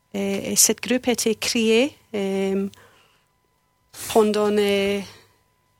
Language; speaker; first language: French; non-native, learner; English